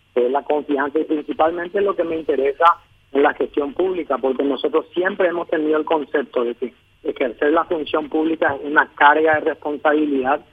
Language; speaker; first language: Spanish; native; Spanish